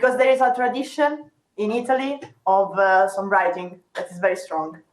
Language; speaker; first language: English; non-native, fluent; Italian